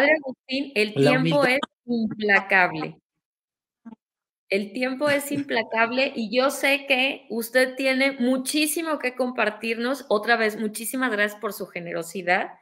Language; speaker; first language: Spanish; native; Spanish